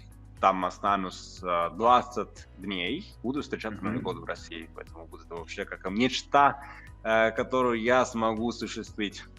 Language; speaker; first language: Russian; non-native, fluent; Italian